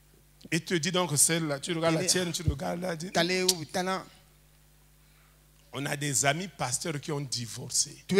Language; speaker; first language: French; native; French